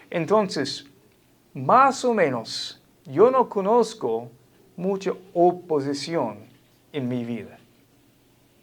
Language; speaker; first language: Spanish; non-native, fluent; English